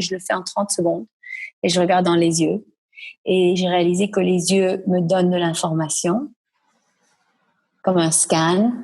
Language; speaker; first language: French; non-native, fluent; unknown